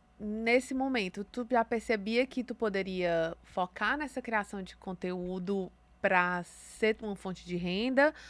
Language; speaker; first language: Portuguese; native; Portuguese